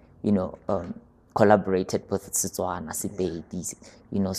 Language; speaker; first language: English; non-native, local second language; Northern Sotho